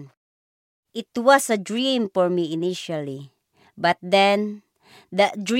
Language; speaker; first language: English; non-native, local second language; Cebuano